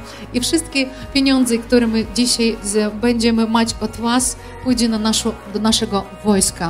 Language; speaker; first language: Polish; non-native, learner; Ukrainian